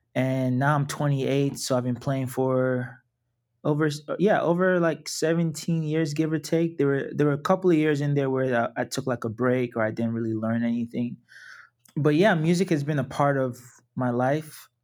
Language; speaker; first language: English; non-native, local second language; Yoruba